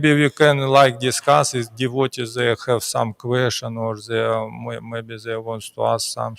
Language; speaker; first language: English; non-native, learner; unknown